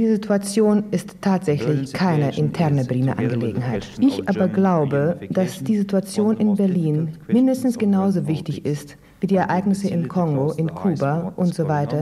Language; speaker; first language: German; native; German